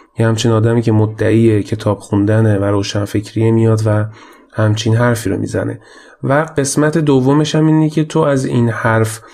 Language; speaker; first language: Persian; native; Persian